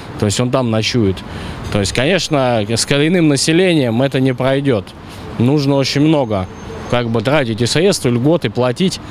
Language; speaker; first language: Russian; native; Russian